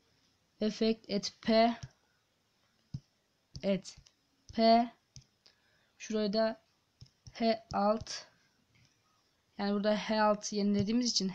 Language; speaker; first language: Turkish; native; Turkish